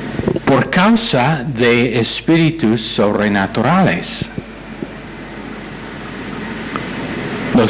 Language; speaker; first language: Spanish; non-native, fluent; English